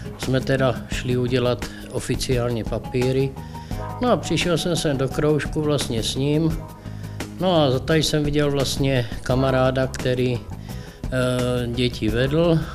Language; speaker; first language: Czech; native; Czech